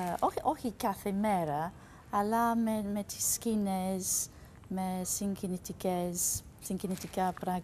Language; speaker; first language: Greek; non-native, learner; English